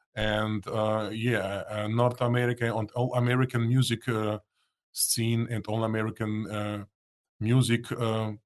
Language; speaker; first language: English; non-native, fluent; Russian